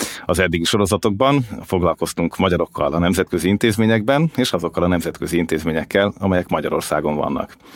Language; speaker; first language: Hungarian; native; Hungarian